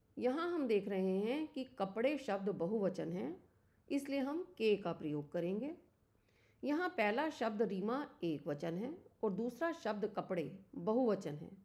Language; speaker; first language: Hindi; native; Hindi